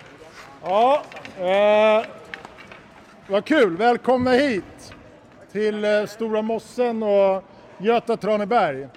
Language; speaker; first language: Swedish; native; Swedish